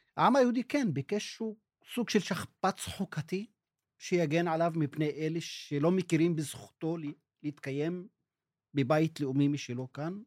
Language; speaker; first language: Hebrew; non-native, local second language; Arabic